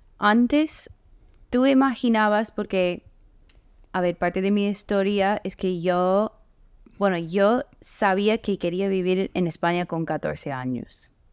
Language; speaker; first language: Spanish; non-native, fluent; English